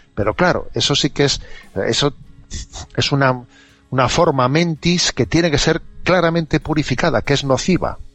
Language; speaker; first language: Spanish; native; Spanish